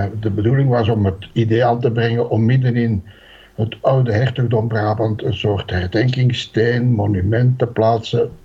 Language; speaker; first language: Dutch; native; Dutch